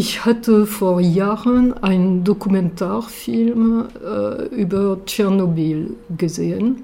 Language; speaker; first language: German; non-native, fluent; French